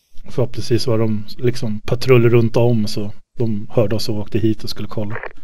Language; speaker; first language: Swedish; native; Swedish